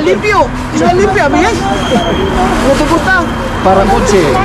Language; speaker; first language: Spanish; non-native, learner; Filipino